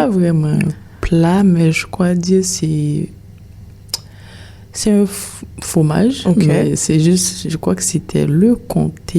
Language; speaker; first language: French; non-native, local second language; Haitian Creole